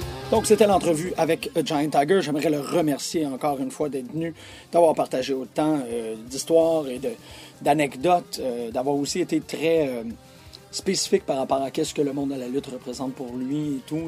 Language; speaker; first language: French; native; French